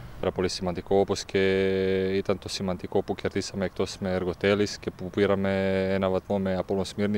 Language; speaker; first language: Greek; non-native, fluent; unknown